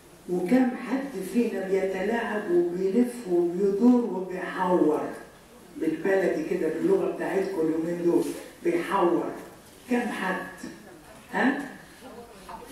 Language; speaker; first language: Arabic; native; Arabic